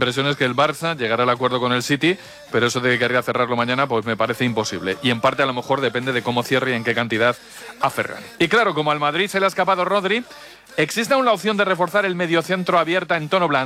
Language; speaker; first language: Spanish; native; Spanish